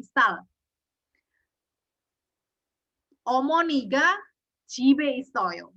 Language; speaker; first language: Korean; non-native, fluent; Indonesian